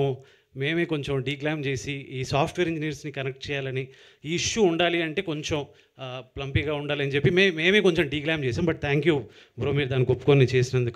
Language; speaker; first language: Telugu; native; Telugu